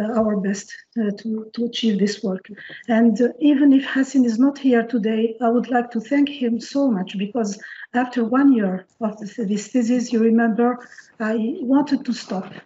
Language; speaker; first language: English; non-native, fluent; French